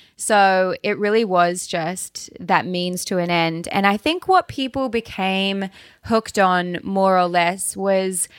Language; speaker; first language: English; native; English